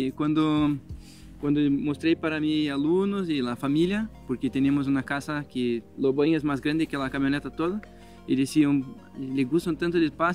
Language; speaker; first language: Spanish; non-native, learner; Portuguese